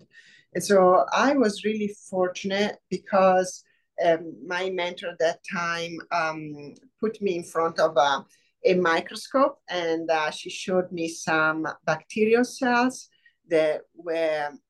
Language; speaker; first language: English; non-native, fluent; Italian